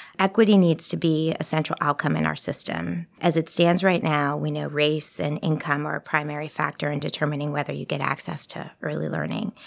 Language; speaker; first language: English; early bilingual, other home language; Spanish